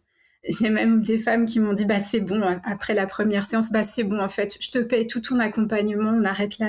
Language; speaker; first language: French; native; French